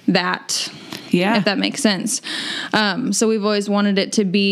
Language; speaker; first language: English; native; English